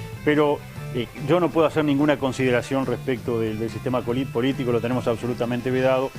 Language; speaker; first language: Spanish; native; Spanish